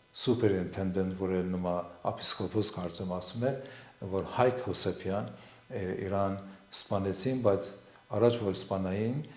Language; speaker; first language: Armenian; non-native, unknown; Assyrian Neo-Aramaic